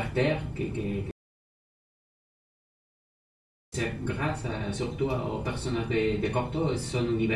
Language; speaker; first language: French; non-native, fluent; Spanish